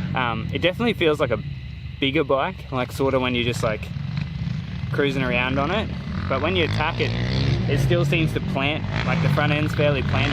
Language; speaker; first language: English; native; English